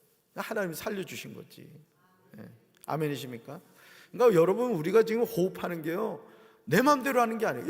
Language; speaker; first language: Korean; native; Korean